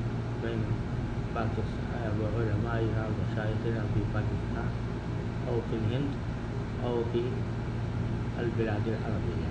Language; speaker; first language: Arabic; non-native, fluent; Urdu